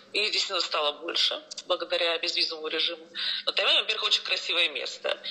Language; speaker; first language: Russian; native; Russian